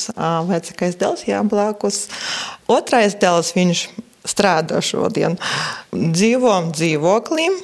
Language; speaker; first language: Latvian; non-native, local second language; Russian